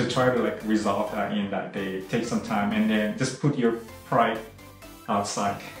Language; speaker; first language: English; non-native, fluent; Indonesian